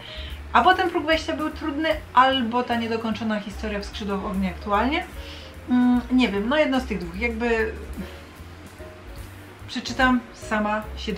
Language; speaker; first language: Polish; native; Polish